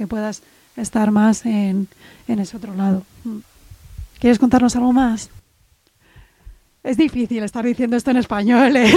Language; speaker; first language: Spanish; native; Spanish